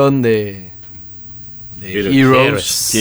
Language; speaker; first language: Spanish; native; Spanish